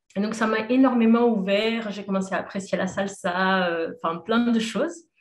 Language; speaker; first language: French; non-native, fluent; Portuguese